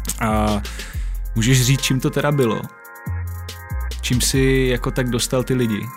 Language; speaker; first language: Czech; native; Czech